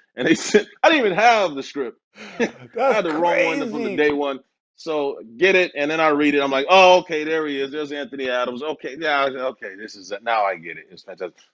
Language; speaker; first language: English; native; English